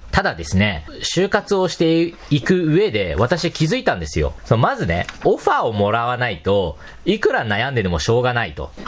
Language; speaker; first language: Japanese; non-native, fluent; Chinese